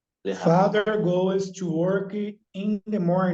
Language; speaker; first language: English; non-native, learner; Portuguese